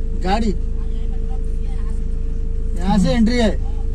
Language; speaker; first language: Hindi; non-native, local second language; Telugu